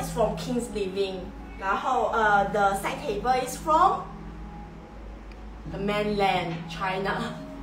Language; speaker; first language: English; non-native, local second language; Chinese